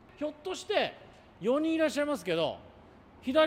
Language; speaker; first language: Japanese; native; Japanese